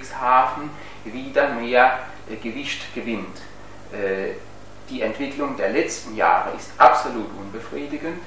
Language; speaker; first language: German; native; German